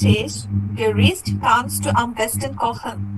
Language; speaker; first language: German; non-native, learner; Bangla